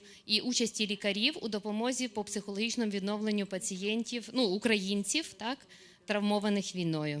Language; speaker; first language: Ukrainian; native; Ukrainian